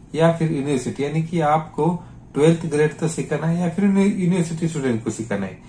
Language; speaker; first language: Hindi; non-native, local second language; Marathi